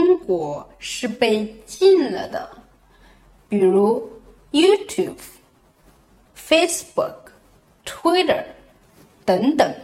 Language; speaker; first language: Chinese; native; Chinese